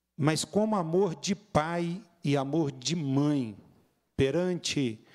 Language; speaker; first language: Portuguese; native; Portuguese